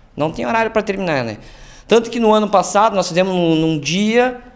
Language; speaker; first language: Portuguese; native; Portuguese